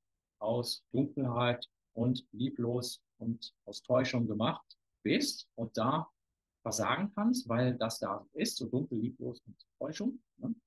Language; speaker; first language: German; native; German